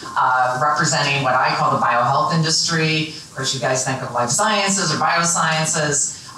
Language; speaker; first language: English; native; English